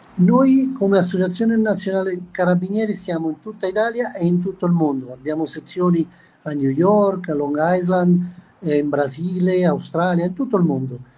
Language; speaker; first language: Italian; native; Italian